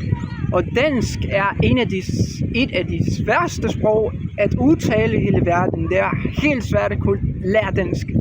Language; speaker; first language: Danish; non-native, learner; Spanish